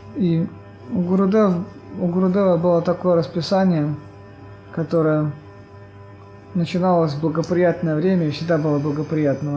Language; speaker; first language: Russian; native; Russian